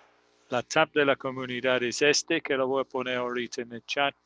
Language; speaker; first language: Spanish; non-native, fluent; English